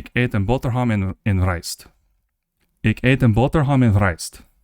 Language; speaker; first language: Dutch; non-native, learner; English